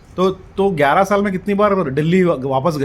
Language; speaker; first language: Hindi; native; Hindi